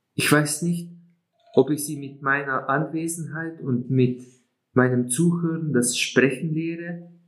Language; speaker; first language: German; non-native, fluent; Slovenian